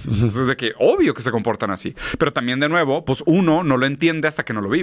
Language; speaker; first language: Spanish; native; Spanish